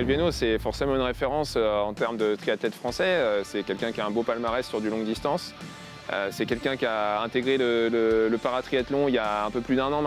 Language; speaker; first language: French; native; French